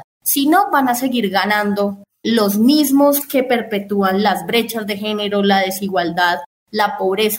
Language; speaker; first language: Spanish; native; Spanish